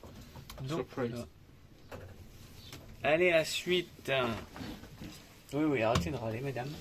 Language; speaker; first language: French; native; French